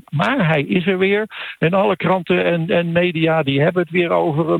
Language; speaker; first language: Dutch; native; Dutch